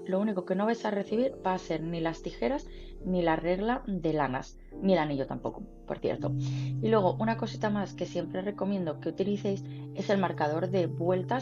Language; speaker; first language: Spanish; native; Spanish